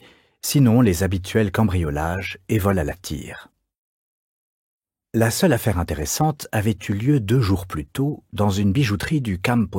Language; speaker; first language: French; native; French